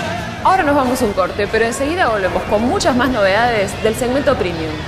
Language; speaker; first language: Spanish; native; Spanish